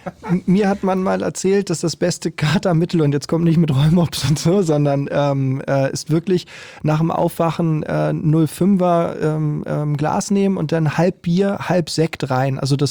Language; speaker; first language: German; native; German